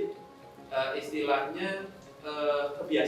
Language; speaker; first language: Indonesian; native; Indonesian